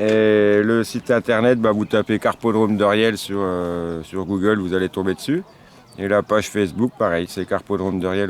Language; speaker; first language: French; native; French